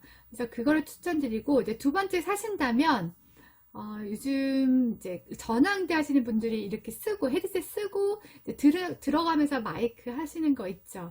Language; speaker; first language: Korean; native; Korean